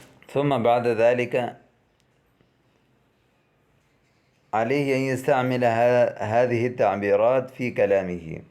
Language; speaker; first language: Arabic; non-native, fluent; Urdu